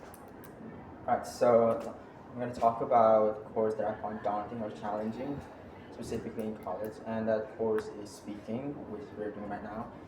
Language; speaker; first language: English; non-native, fluent; Indonesian